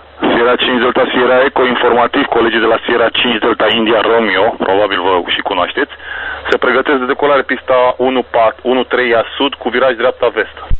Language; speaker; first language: Romanian; native; Romanian